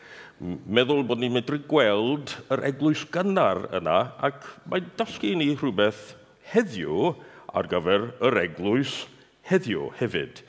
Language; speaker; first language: Welsh; non-native, fluent; English